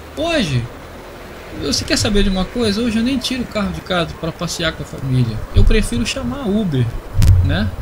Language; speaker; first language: Portuguese; native; Portuguese